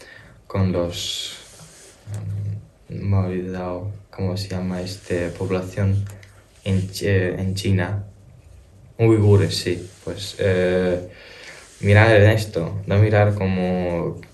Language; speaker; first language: Spanish; early bilingual, other home language; Ukrainian